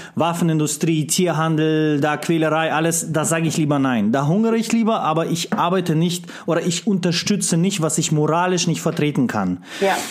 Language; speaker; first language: German; non-native, fluent; Russian